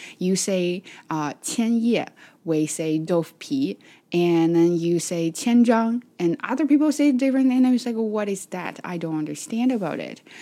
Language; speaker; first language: English; non-native, fluent; Chinese